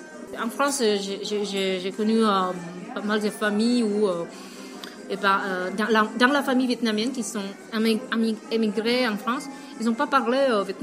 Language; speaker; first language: French; non-native, fluent; Vietnamese